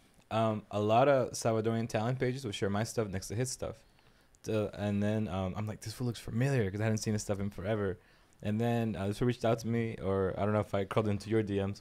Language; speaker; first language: English; early bilingual, other home language; Spanish